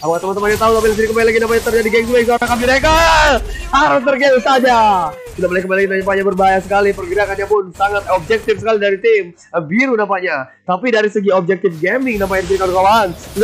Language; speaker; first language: Indonesian; native; Indonesian